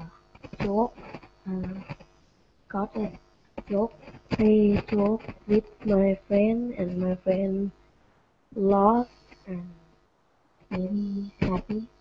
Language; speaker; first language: English; non-native, learner; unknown